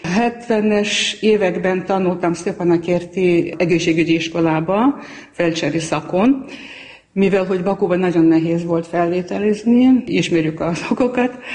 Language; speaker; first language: Hungarian; non-native, fluent; Armenian